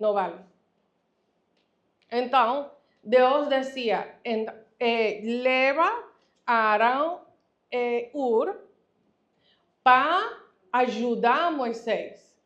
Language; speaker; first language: Portuguese; non-native, fluent; Spanish